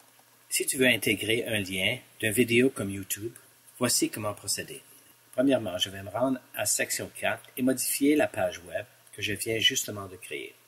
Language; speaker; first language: French; non-native, local second language; English